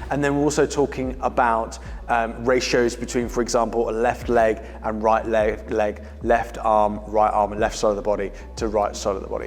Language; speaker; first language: English; native; English